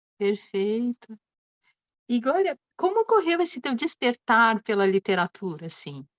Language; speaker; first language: Portuguese; native; Portuguese